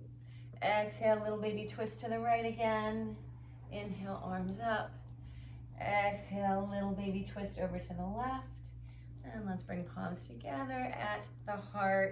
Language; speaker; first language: English; native; English